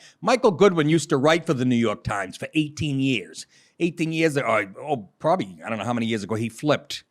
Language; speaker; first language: English; native; English